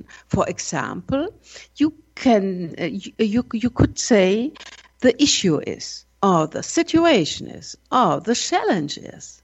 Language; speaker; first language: English; non-native, learner; German